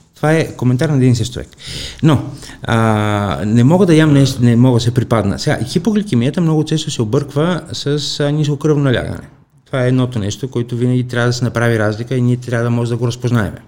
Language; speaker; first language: Bulgarian; non-native, fluent; Greek